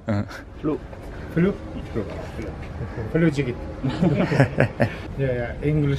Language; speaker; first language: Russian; non-native, local second language; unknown